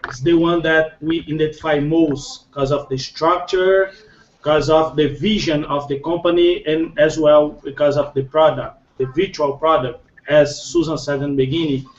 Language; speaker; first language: English; non-native, fluent; Portuguese